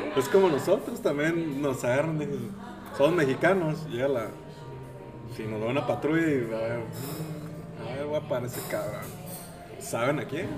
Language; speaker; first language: Spanish; native; Spanish